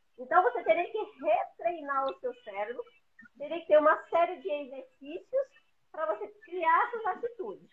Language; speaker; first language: Portuguese; native; Portuguese